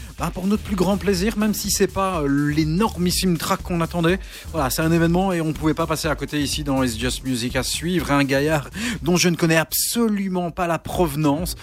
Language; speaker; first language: French; native; French